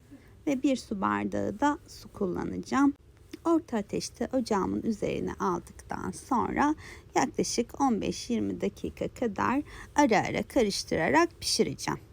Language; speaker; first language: Turkish; native; Turkish